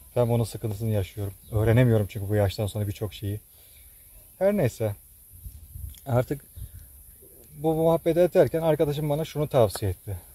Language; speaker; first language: Turkish; native; Turkish